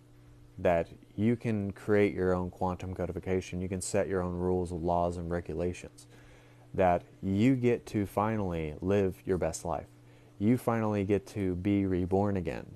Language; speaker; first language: English; native; English